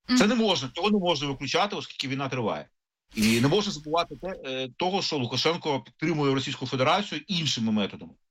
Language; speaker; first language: Ukrainian; native; Ukrainian